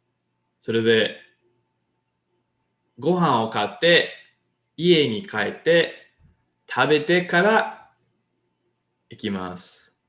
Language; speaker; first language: Japanese; non-native, learner; English